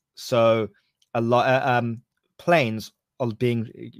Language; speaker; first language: English; native; English